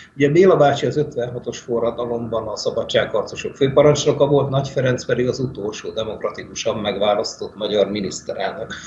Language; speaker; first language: Hungarian; native; Hungarian